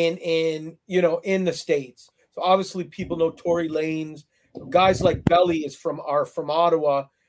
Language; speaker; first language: English; native; English